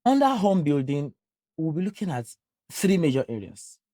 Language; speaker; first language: English; non-native, local second language; Yoruba